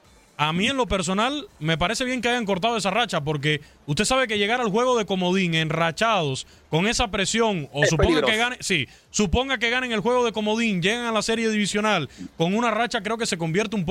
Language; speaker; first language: Spanish; native; Spanish